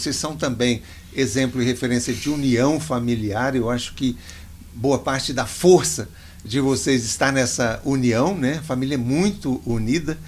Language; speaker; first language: Portuguese; native; Portuguese